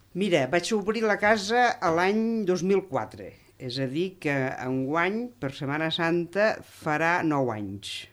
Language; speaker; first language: Catalan; native; Catalan